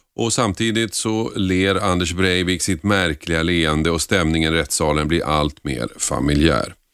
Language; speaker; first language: Swedish; native; Swedish